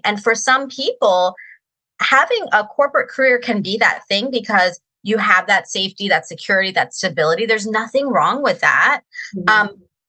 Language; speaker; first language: English; native; English